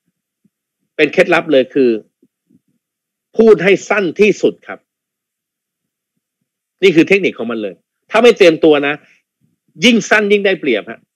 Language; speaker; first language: Thai; native; Thai